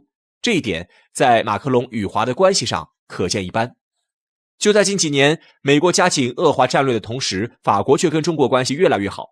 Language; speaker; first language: Chinese; native; Chinese